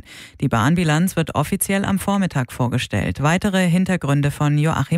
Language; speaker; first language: German; native; German